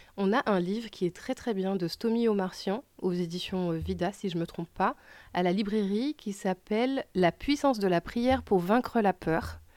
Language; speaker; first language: French; native; French